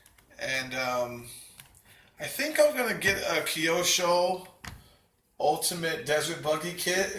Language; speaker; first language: English; native; English